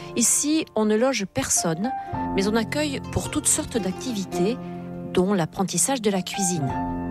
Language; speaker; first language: French; native; French